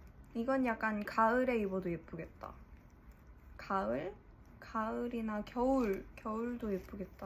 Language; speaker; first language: Korean; early bilingual, heritage; English